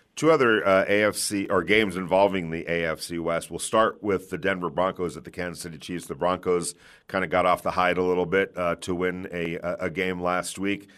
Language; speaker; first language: English; native; English